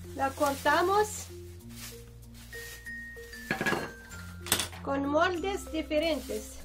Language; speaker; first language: Spanish; non-native, fluent; Arabic